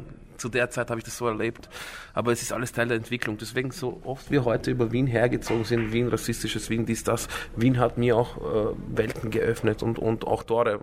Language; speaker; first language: German; early bilingual, other home language; Croatian